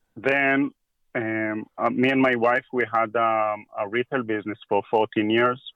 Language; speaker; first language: English; early bilingual, heritage; Hebrew